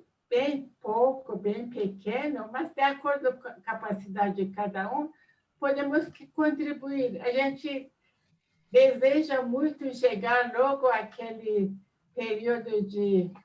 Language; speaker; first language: Portuguese; non-native, fluent; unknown